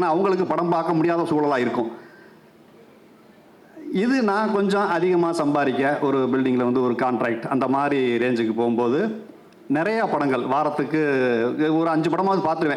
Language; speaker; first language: Tamil; native; Tamil